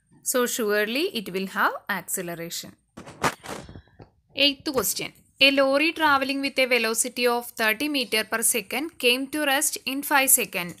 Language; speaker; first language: English; non-native, local second language; Malayalam